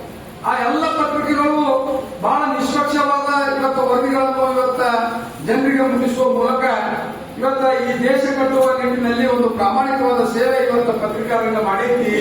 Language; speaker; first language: Kannada; native; Kannada